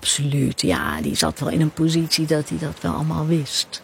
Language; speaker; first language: Dutch; native; Dutch